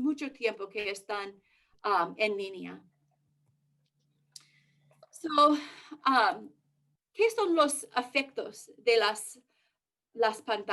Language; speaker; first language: Spanish; early bilingual, heritage; English